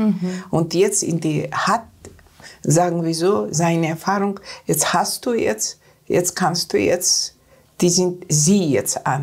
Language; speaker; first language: German; non-native, learner; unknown